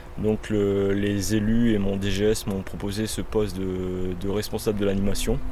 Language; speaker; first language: French; native; French